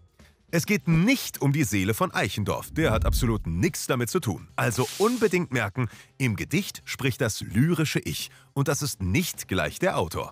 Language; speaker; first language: German; native; German